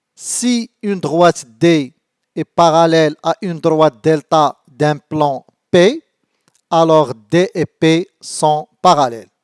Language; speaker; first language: French; non-native, local second language; Arabic